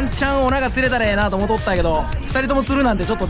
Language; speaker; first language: Japanese; native; Japanese